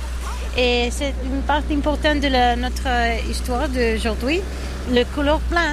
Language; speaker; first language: French; non-native, learner; Catalan